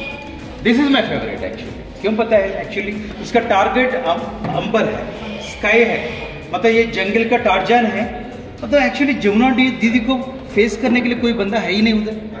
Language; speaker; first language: Hindi; native; Hindi